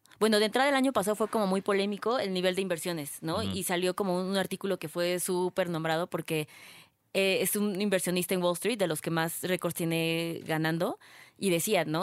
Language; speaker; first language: Spanish; native; Spanish